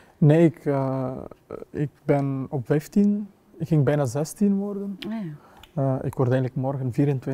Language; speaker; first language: Dutch; non-native, fluent; Kinyarwanda